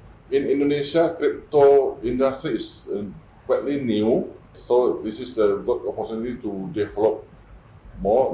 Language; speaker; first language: English; non-native, fluent; Indonesian